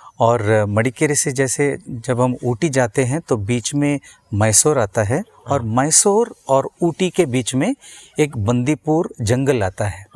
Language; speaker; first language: Hindi; non-native, local second language; Tamil